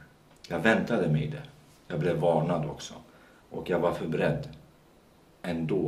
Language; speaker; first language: Swedish; non-native, fluent; Kurdish